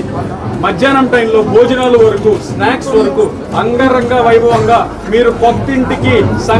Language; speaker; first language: Telugu; native; Telugu